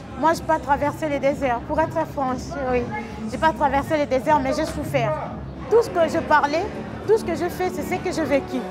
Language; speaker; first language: French; non-native, local second language; Lingala